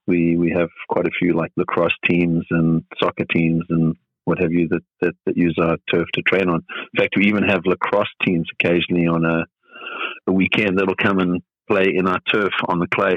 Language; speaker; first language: English; native; English